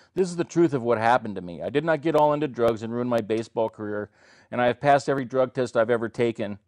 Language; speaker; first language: English; native; English